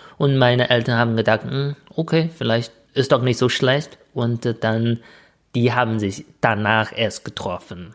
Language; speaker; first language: German; non-native, fluent; Chinese